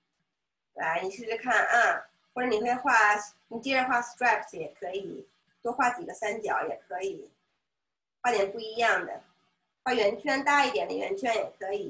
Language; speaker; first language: Chinese; native; Chinese